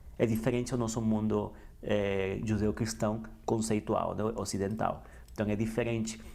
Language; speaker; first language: Portuguese; non-native, fluent; Spanish